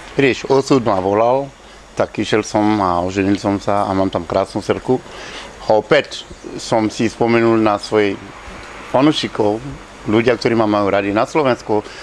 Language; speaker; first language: Slovak; non-native, fluent; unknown